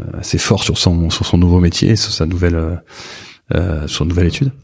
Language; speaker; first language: French; native; French